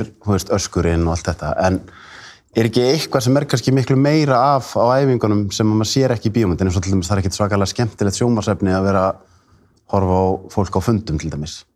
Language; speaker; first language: Icelandic; native; Icelandic